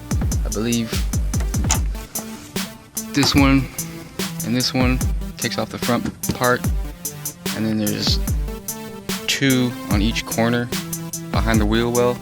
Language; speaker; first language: English; native; English